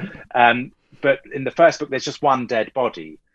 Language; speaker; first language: English; native; English